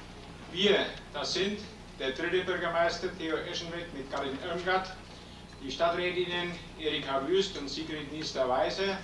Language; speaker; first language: German; native; German